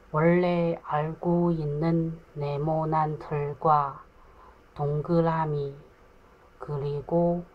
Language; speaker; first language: Korean; non-native, fluent; Chinese